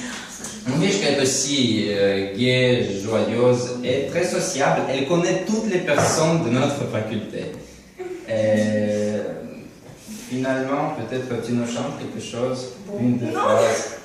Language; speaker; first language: French; non-native, learner; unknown